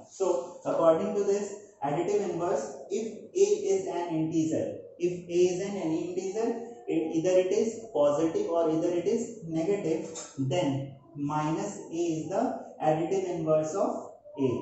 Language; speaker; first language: English; non-native, local second language; Hindi